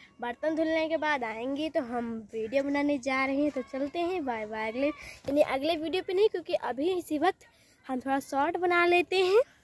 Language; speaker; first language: Hindi; native; Hindi